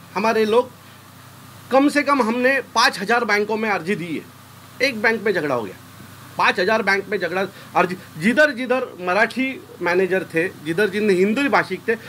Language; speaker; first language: Hindi; non-native, local second language; Marathi